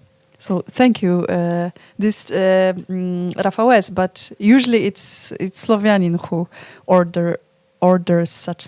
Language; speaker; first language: English; non-native, fluent; Polish